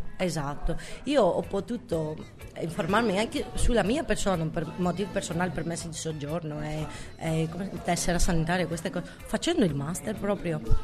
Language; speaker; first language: Italian; non-native, fluent; Greek